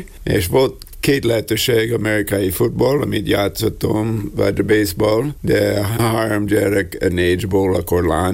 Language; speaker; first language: Hungarian; non-native, learner; English